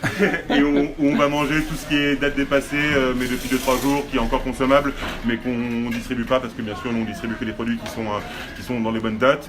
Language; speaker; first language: French; native; French